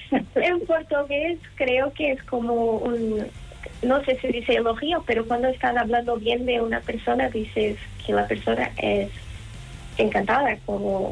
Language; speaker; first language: Spanish; non-native, learner; Portuguese